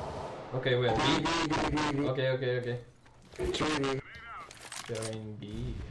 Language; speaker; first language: English; non-native, learner; Portuguese